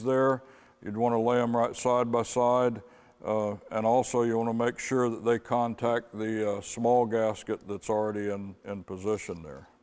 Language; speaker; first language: English; native; English